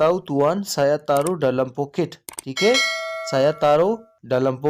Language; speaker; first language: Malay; non-native, learner; Urdu